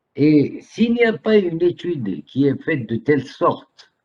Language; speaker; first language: French; non-native, local second language; Arabic